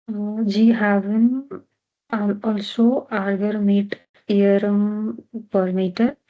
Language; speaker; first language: German; non-native, learner; Nepali